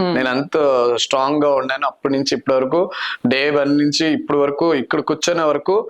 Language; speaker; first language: Telugu; non-native, local second language; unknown